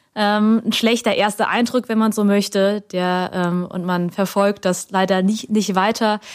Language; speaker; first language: German; early bilingual, other home language; Vietnamese